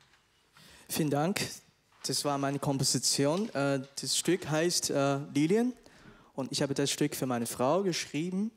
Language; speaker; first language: German; non-native, fluent; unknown